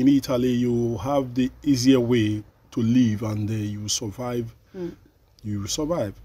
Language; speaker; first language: English; non-native, learner; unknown